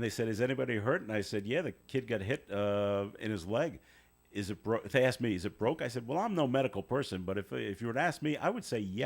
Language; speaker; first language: English; native; English